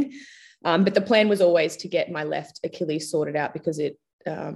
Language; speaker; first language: English; native; English